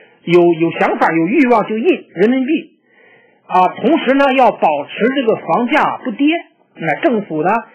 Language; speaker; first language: Chinese; native; Chinese